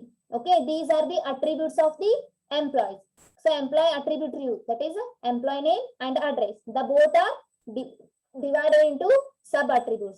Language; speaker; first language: English; non-native, local second language; Kannada